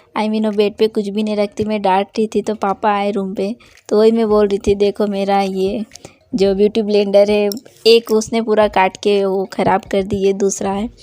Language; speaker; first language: Hindi; non-native, local second language; Bangla